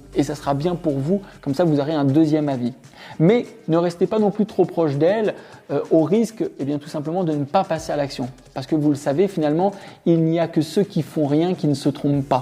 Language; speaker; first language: French; native; French